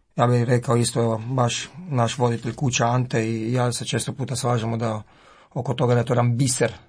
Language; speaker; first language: Croatian; native; Croatian